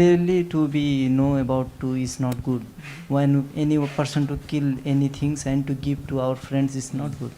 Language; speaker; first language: English; non-native, learner; Nepali